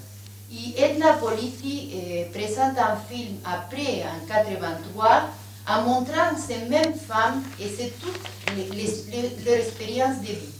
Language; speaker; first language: French; non-native, fluent; Spanish